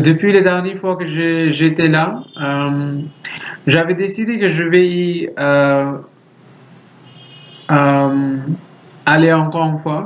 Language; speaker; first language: French; non-native, learner; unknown